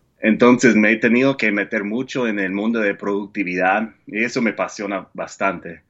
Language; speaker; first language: Spanish; non-native, fluent; English